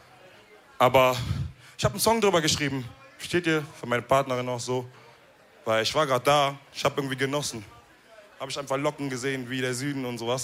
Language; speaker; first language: German; early bilingual, other home language; Wolof